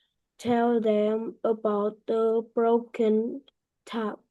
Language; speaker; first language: English; non-native, learner; Vietnamese